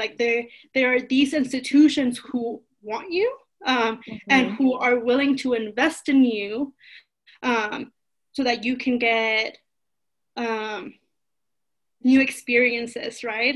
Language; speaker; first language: English; early bilingual, other home language; Spanish